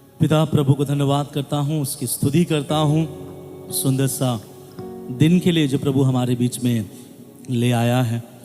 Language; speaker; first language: Hindi; non-native, local second language; Bangla